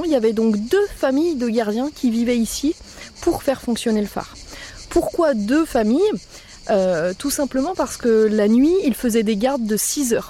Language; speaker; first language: French; native; French